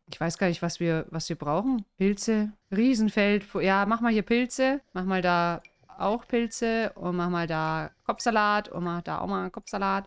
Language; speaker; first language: German; native; German